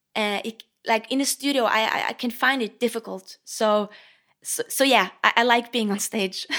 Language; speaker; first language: English; non-native, fluent; Norwegian